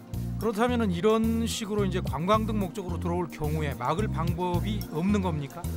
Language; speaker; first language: Korean; native; Korean